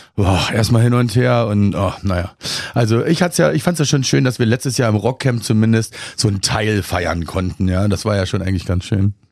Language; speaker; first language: German; native; German